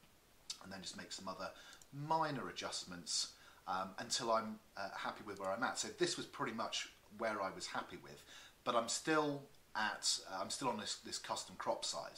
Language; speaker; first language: English; native; English